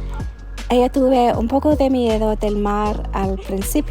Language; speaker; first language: Spanish; non-native, learner; English